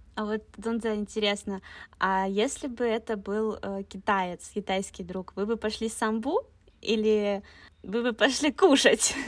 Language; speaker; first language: Russian; native; Russian